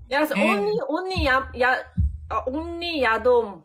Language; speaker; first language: English; non-native, learner; Korean